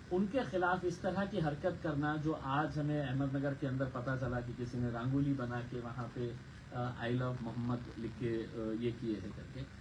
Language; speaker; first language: Hindi; non-native, local second language; Marathi